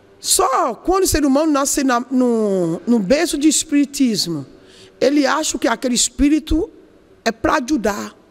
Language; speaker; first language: Portuguese; non-native, learner; Yoruba